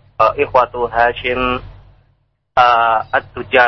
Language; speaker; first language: Arabic; non-native, learner; Indonesian